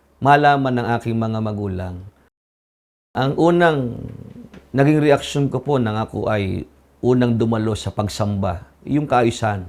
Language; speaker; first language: Filipino; native; Filipino